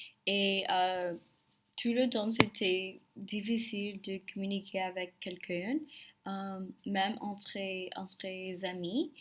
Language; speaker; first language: French; non-native, learner; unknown